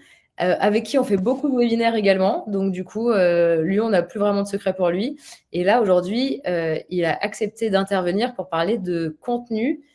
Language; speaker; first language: French; native; French